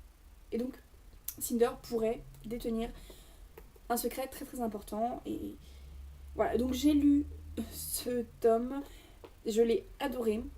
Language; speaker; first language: French; native; French